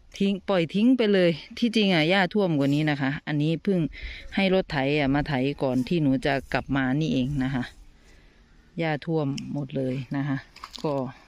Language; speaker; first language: Thai; non-native, local second language; Lao